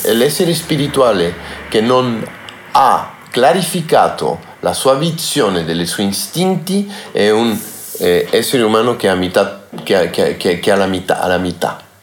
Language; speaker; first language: Italian; non-native, learner; Spanish